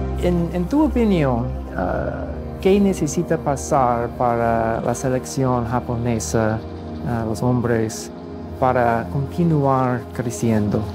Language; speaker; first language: Spanish; non-native, fluent; English